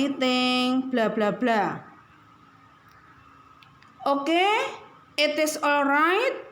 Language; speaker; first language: English; non-native, learner; Indonesian